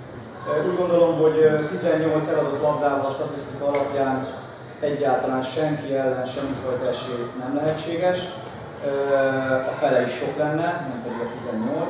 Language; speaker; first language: Hungarian; native; Hungarian